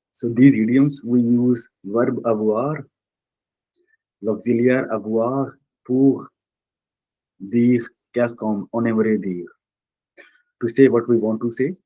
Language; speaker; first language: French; non-native, learner; Punjabi